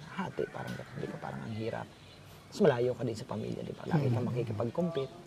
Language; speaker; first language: Filipino; non-native, local second language; Bikol